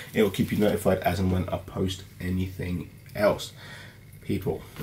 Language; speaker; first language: English; early bilingual, other home language; Urdu